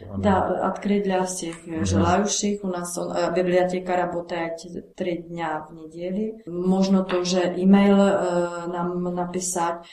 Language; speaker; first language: Russian; non-native, learner; Czech